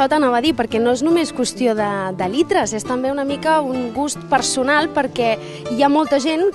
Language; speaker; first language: Catalan; native; Catalan